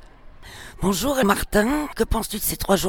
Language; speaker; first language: French; native; French